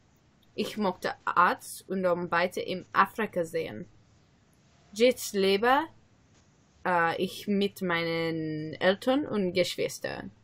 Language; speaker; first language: German; non-native, learner; English